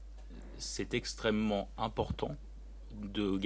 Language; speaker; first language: French; native; French